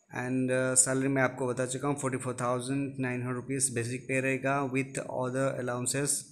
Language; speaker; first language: Hindi; non-native, local second language; Odia